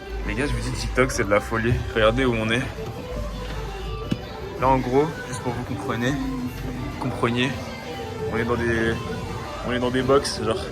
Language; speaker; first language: French; native; French